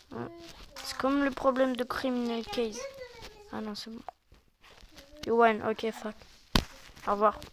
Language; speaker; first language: French; native; French